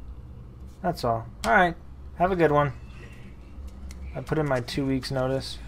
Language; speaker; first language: English; native; English